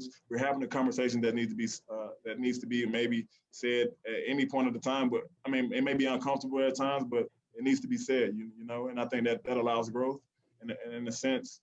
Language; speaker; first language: English; native; English